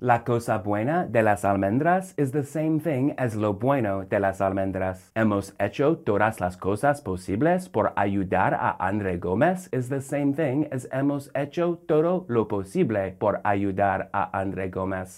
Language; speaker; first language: Spanish; non-native, fluent; English